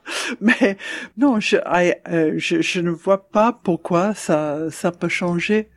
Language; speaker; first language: French; non-native, fluent; English